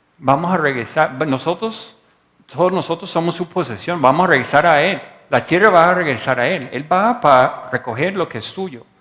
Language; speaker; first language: Spanish; non-native, fluent; English